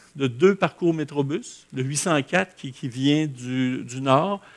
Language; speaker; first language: French; native; French